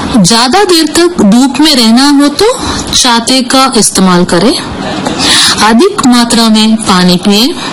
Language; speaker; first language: Hindi; native; Hindi